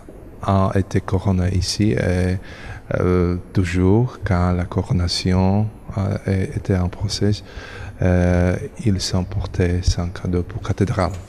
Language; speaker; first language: French; non-native, learner; Slovak